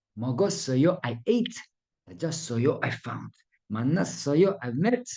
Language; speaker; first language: Korean; non-native, fluent; Russian